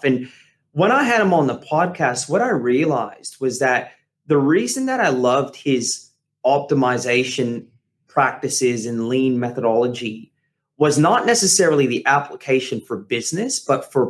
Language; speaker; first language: English; native; English